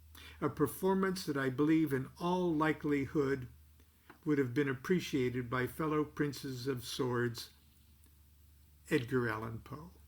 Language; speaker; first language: English; native; English